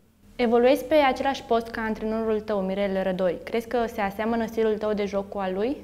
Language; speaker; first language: Romanian; native; Romanian